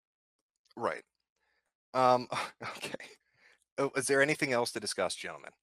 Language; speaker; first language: English; native; English